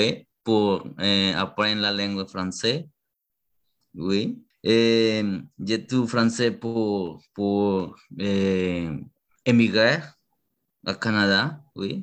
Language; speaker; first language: French; non-native, learner; Spanish